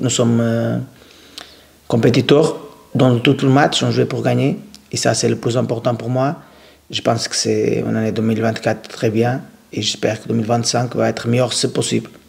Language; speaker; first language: French; non-native, learner; Portuguese